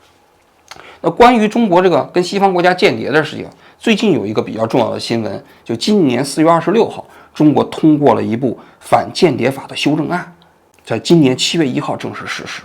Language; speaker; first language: Chinese; native; Chinese